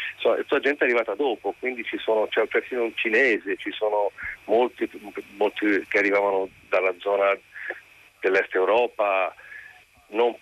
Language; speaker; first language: Italian; native; Italian